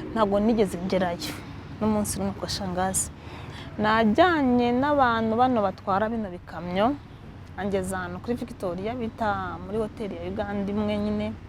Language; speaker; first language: Kinyarwanda; early bilingual, heritage; Kinyarwanda